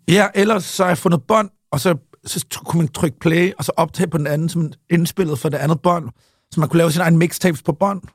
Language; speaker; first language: Danish; early bilingual, other home language; English